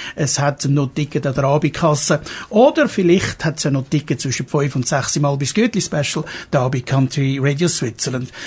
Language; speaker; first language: German; native; German